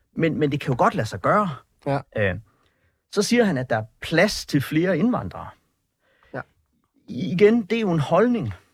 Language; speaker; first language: Danish; native; Danish